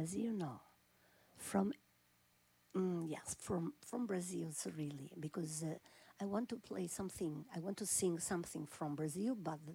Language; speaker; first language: English; non-native, learner; Italian